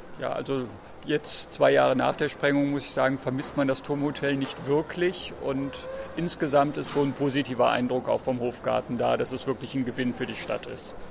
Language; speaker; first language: German; native; German